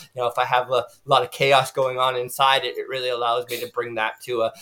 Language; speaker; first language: English; native; English